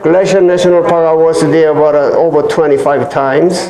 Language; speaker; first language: English; non-native, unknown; Korean